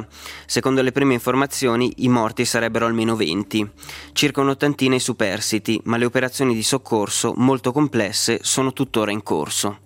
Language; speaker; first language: Italian; native; Italian